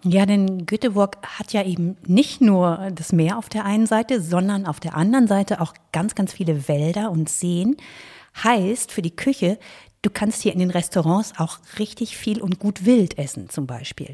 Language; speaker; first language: German; native; German